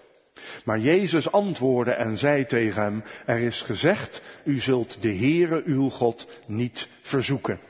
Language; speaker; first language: Dutch; native; Dutch